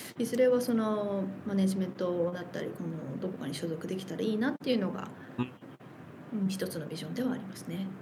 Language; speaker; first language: Japanese; early bilingual, heritage; Japanese